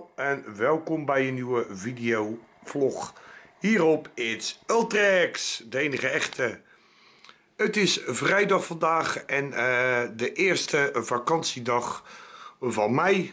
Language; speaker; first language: Dutch; native; Dutch